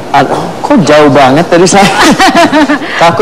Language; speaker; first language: Indonesian; non-native, fluent; English